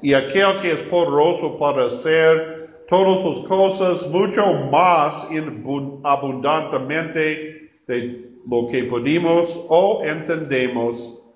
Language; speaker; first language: Spanish; non-native, learner; English